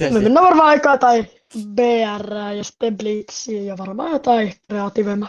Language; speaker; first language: Finnish; native; Finnish